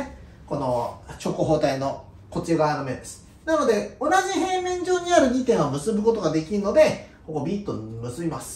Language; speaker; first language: Japanese; native; Japanese